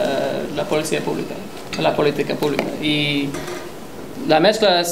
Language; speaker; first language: Spanish; non-native, fluent; English